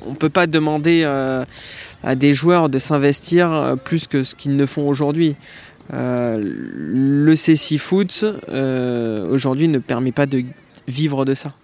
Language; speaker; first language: French; native; French